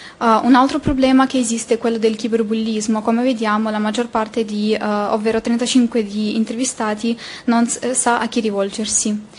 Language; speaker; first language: Italian; non-native, fluent; Ukrainian